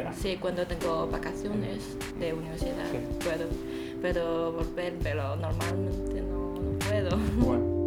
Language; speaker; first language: Spanish; non-native, learner; Chinese